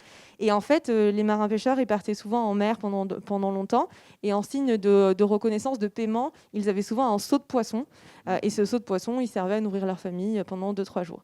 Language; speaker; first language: French; native; French